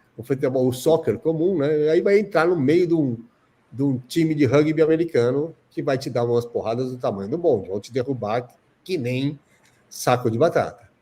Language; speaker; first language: Portuguese; native; Portuguese